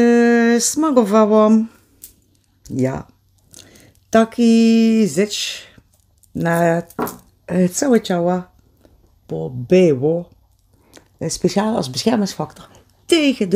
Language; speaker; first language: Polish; early bilingual, heritage; Polish